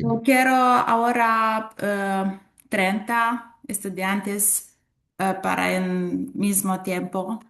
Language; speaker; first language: Spanish; non-native, learner; Romanian